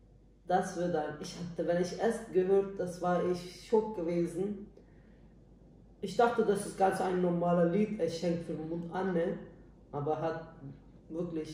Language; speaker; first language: German; non-native, learner; Turkish